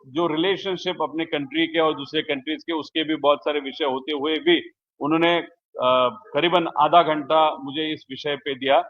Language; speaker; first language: Hindi; non-native, local second language; Marathi